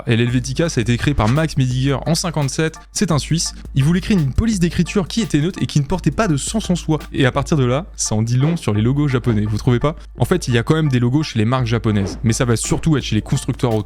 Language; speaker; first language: French; native; French